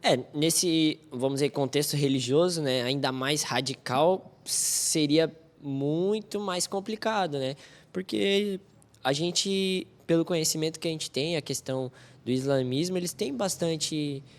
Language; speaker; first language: Portuguese; native; Portuguese